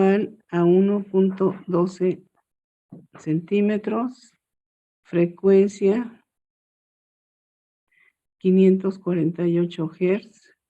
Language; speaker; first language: Spanish; native; Spanish